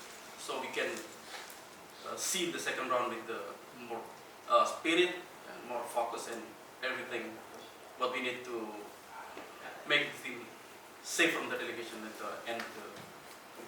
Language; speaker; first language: English; non-native, learner; Indonesian